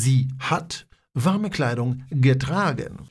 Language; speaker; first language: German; non-native, fluent; Polish